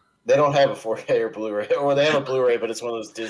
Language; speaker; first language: English; native; English